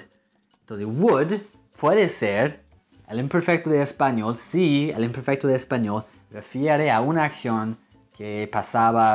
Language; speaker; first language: Spanish; non-native, fluent; English